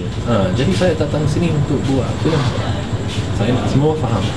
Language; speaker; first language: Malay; non-native, fluent; English